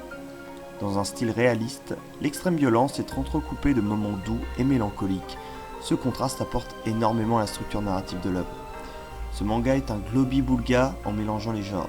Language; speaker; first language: French; native; French